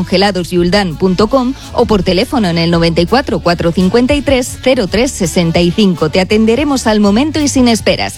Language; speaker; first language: Spanish; native; Spanish